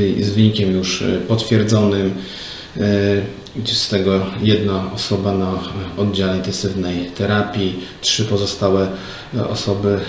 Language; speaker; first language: Polish; native; Polish